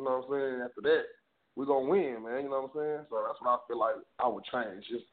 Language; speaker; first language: English; native; English